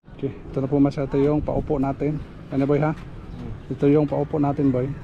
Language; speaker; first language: Filipino; non-native, local second language; Waray